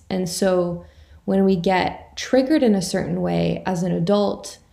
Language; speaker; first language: English; native; English